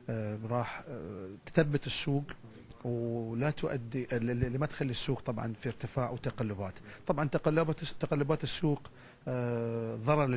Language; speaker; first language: Arabic; native; Arabic